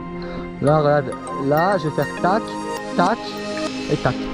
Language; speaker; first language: French; native; French